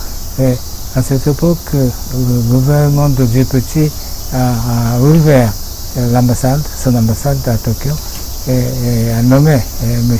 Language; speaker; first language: French; non-native, fluent; Japanese